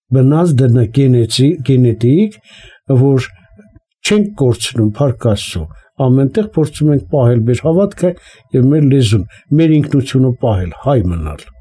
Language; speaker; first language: Armenian; native; Armenian